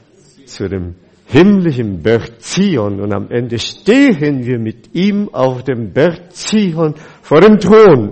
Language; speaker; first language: German; non-native, fluent; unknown